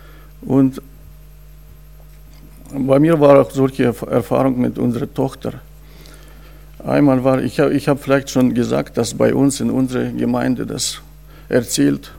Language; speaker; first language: German; non-native, fluent; Russian